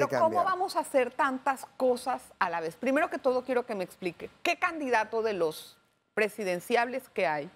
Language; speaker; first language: Spanish; native; Spanish